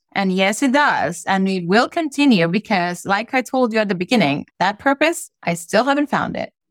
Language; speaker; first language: English; non-native, fluent; Spanish